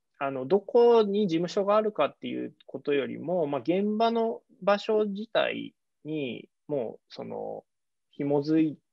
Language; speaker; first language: Japanese; native; Japanese